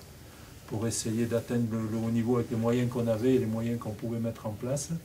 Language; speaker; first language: French; native; French